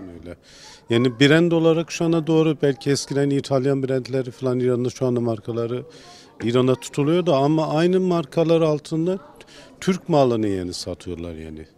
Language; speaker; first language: Turkish; non-native, fluent; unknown